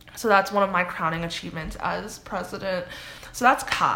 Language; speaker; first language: English; native; English